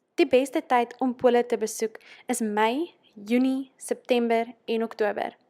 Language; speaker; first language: Afrikaans; native; Afrikaans